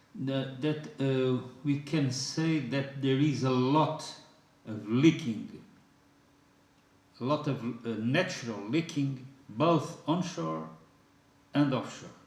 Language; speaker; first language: English; non-native, fluent; Portuguese